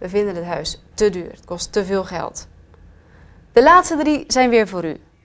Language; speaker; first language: Dutch; native; Dutch